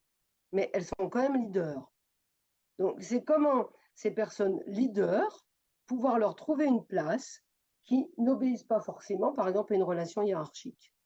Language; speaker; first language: French; native; French